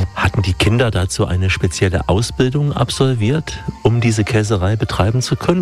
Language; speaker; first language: German; native; German